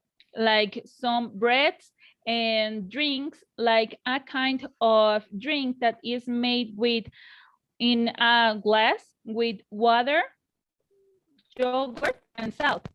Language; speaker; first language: English; non-native, learner; Spanish